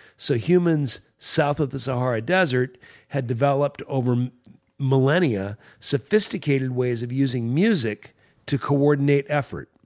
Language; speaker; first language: English; native; English